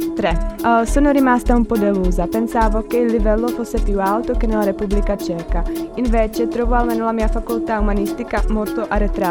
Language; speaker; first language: Italian; non-native, fluent; Czech